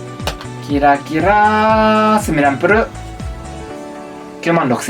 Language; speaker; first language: Indonesian; non-native, fluent; Japanese